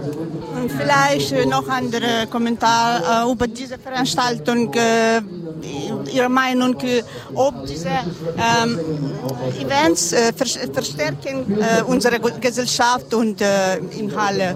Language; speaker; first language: German; non-native, learner; Ukrainian